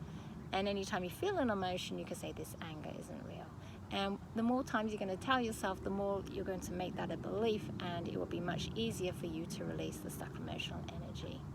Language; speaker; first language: English; native; English